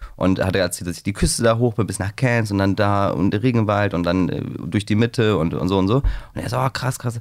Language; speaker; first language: German; native; German